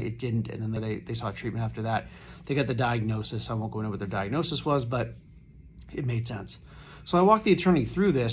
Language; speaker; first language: English; native; English